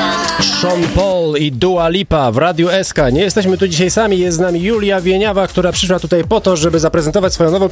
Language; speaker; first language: Polish; native; Polish